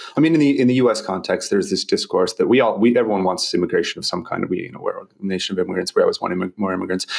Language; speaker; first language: English; native; English